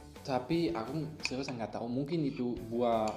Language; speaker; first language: Indonesian; non-native, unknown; German